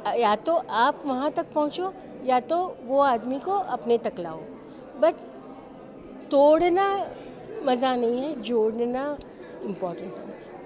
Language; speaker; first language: Hindi; non-native, local second language; Gujarati